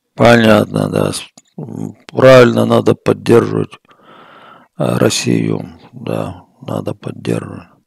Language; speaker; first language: Russian; native; Russian